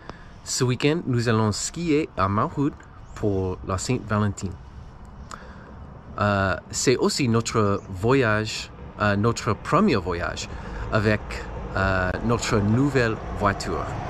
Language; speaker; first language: French; non-native, learner; English